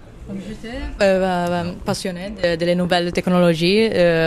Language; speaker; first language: French; non-native, fluent; Italian